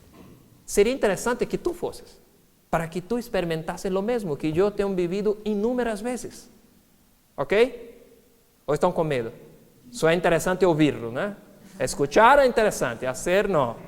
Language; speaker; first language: Spanish; non-native, fluent; Portuguese